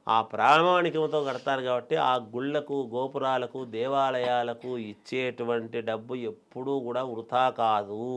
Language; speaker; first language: Telugu; native; Telugu